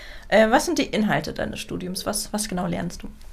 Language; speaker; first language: German; native; German